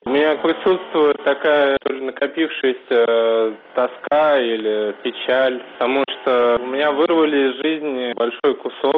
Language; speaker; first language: Russian; native; Russian